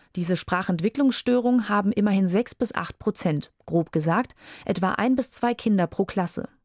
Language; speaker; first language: German; native; German